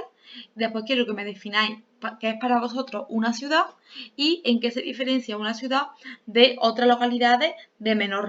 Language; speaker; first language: Spanish; native; Spanish